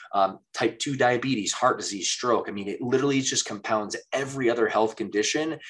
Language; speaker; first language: English; native; English